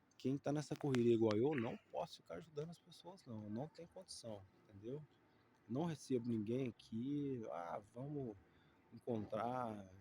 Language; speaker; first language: Portuguese; native; Portuguese